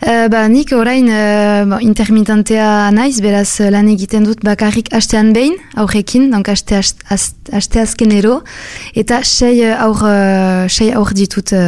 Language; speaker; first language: Basque; non-native, local second language; French